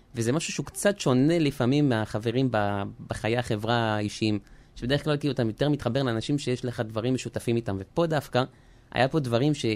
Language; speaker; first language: Hebrew; early bilingual, other home language; French